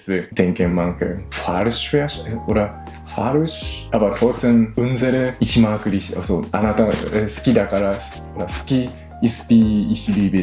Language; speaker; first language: German; non-native, learner; Japanese